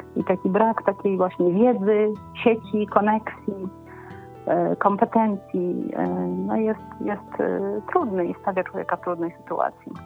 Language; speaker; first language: Polish; native; Polish